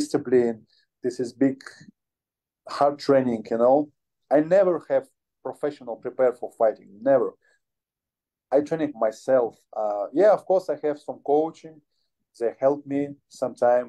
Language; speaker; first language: English; non-native, learner; Ukrainian